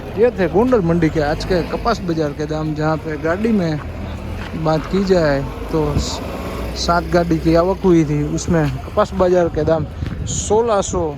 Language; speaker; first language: Hindi; non-native, local second language; Gujarati